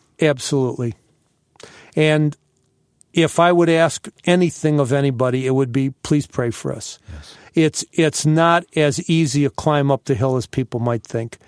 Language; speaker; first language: English; native; English